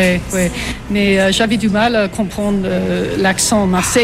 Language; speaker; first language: French; non-native, fluent; English